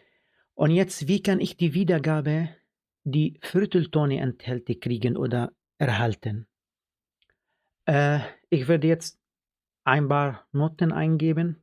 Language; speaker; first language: German; non-native, fluent; Arabic